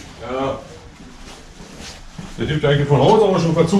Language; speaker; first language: German; native; German